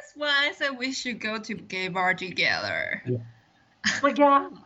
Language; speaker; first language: English; non-native, fluent; Chinese